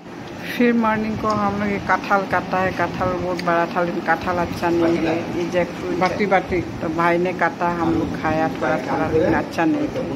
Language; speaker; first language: Hindi; non-native, local second language; Bangla